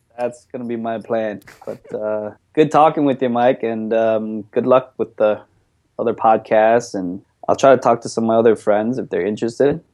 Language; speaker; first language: English; early bilingual, other home language; Korean